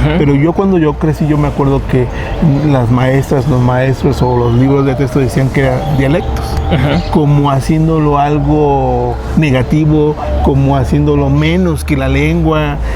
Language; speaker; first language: Spanish; native; Spanish